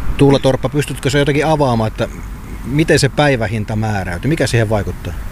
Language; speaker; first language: Finnish; native; Finnish